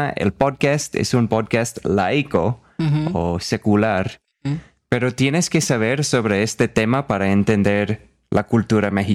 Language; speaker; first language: Spanish; non-native, fluent; English